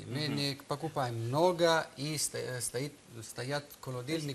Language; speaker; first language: Russian; non-native, learner; Italian